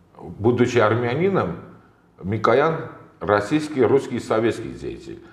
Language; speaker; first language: Russian; non-native, local second language; Armenian